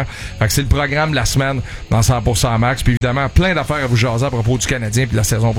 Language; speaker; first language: French; native; French